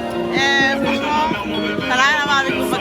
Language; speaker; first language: French; native; French